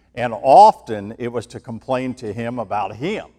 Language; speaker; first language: English; native; English